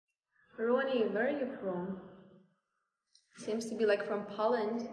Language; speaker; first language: English; non-native, fluent; Russian